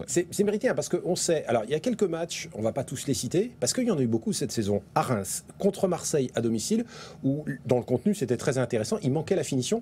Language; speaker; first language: French; native; French